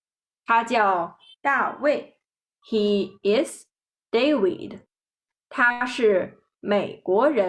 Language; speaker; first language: Chinese; non-native, fluent; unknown